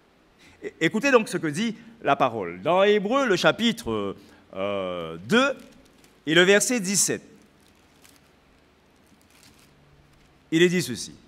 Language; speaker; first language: French; native; French